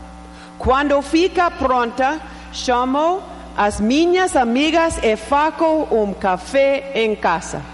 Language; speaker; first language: Portuguese; non-native, learner; English